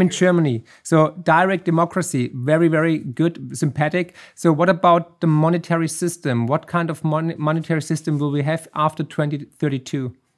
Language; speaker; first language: English; non-native, fluent; German